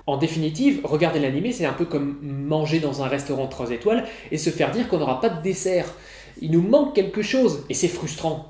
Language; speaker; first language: French; native; French